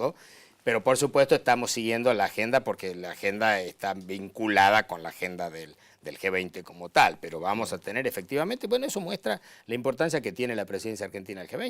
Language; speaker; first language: Spanish; native; Spanish